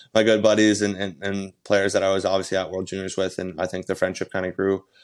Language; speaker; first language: English; native; English